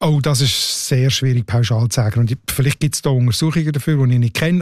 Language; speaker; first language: German; native; German